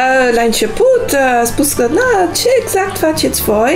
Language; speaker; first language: Romanian; non-native, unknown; Dutch